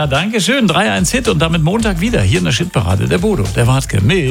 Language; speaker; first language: German; native; German